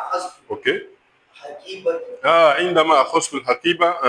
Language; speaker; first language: Arabic; non-native, fluent; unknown